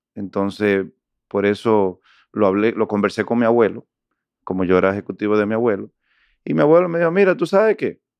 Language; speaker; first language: Spanish; native; Spanish